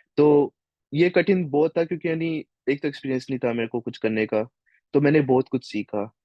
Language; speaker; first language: Hindi; native; Hindi